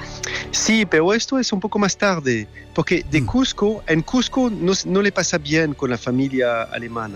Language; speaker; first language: Spanish; non-native, fluent; French